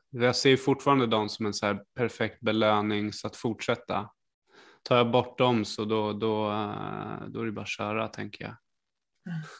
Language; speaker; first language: Swedish; native; Swedish